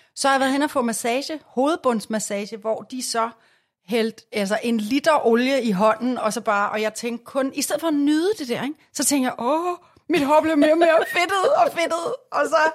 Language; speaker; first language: Danish; native; Danish